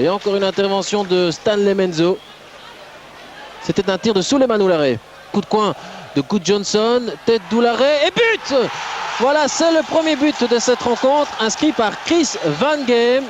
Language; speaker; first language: French; native; French